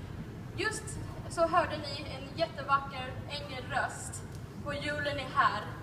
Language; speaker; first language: Swedish; non-native, fluent; Chinese